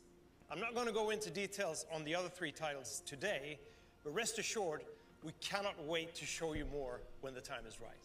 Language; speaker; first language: English; non-native, fluent; Swedish